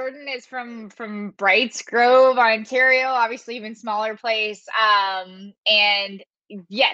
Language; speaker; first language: English; native; English